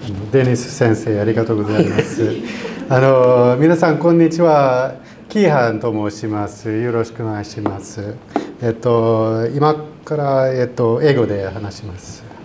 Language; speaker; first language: Japanese; non-native, fluent; English